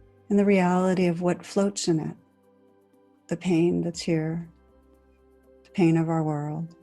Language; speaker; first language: English; native; English